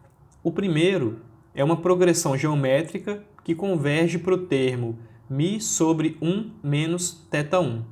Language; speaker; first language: Portuguese; native; Portuguese